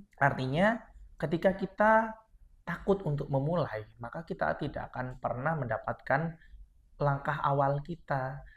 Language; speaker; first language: Indonesian; non-native, local second language; Madurese